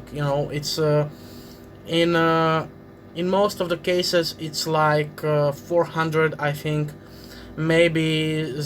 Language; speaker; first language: English; non-native, fluent; Croatian